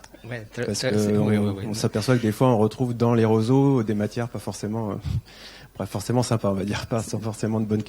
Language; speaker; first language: French; native; French